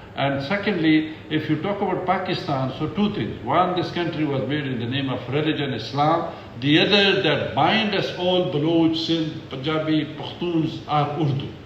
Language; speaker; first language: English; non-native, local second language; Pashto